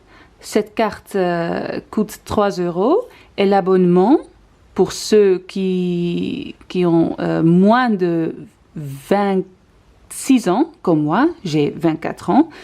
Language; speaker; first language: French; non-native, learner; Dutch